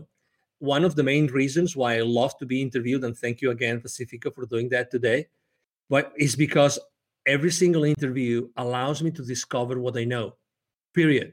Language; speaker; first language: English; non-native, fluent; Spanish